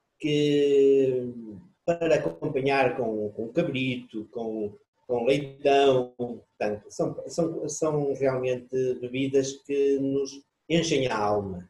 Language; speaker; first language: Portuguese; native; Portuguese